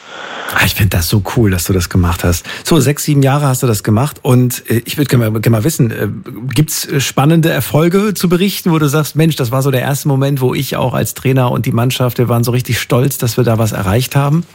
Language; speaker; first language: German; native; German